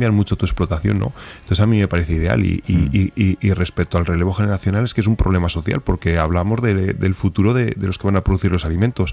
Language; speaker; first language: Spanish; native; Spanish